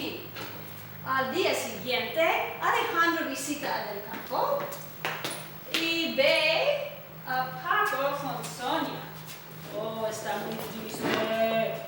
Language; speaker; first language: Spanish; non-native, fluent; English